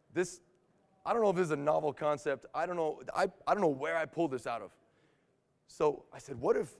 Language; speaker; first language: English; native; English